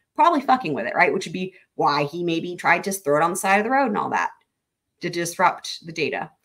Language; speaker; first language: English; native; English